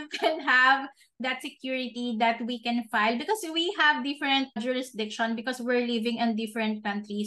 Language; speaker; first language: English; non-native, local second language; Filipino